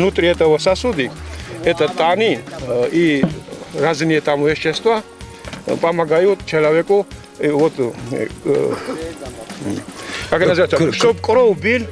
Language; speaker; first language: Russian; non-native, fluent; Georgian